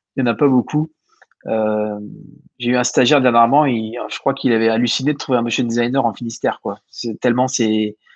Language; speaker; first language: French; native; French